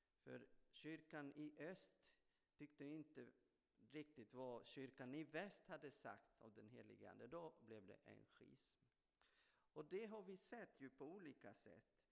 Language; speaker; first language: Swedish; non-native, fluent; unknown